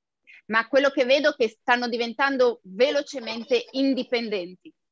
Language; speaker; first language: Italian; native; Italian